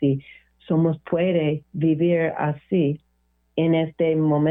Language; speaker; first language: Spanish; non-native, learner; English